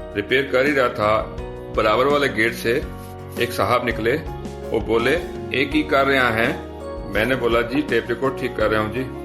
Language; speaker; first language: Hindi; native; Hindi